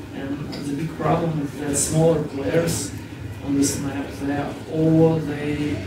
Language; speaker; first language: English; non-native, fluent; Russian